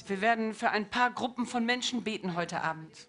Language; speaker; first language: German; non-native, fluent; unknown